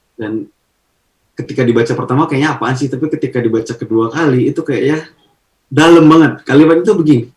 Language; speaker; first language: Indonesian; non-native, local second language; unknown